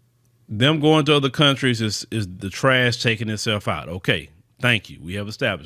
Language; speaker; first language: English; native; English